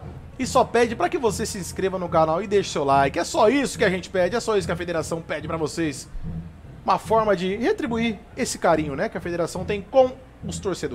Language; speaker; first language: Portuguese; native; Portuguese